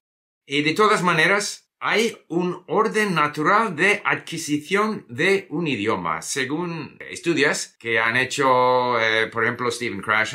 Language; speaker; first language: Spanish; non-native, fluent; English